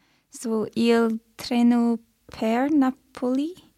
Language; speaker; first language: Italian; non-native, learner; English